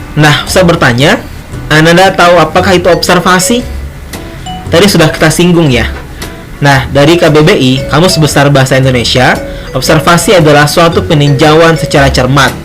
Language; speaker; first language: Indonesian; non-native, local second language; Minangkabau